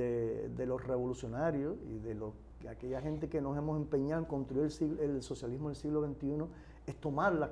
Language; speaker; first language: Spanish; native; Spanish